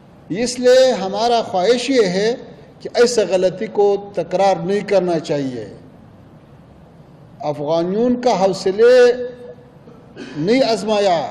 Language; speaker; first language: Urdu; non-native, fluent; Pashto